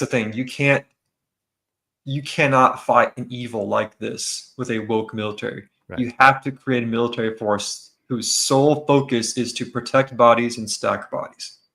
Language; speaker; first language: English; native; English